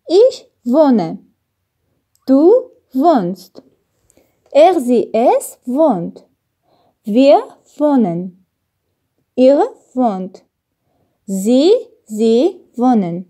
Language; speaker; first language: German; non-native, fluent; Armenian